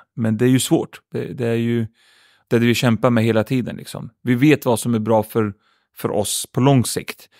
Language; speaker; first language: Swedish; early bilingual, other home language; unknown